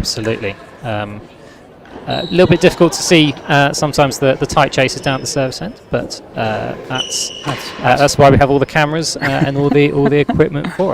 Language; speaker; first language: English; native; English